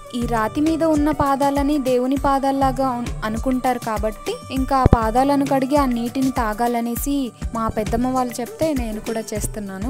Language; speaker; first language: Telugu; non-native, local second language; Lambadi